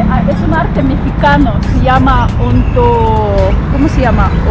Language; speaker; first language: Spanish; non-native, fluent; Russian